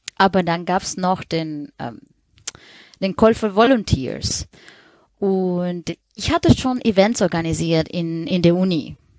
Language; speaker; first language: German; non-native, fluent; Spanish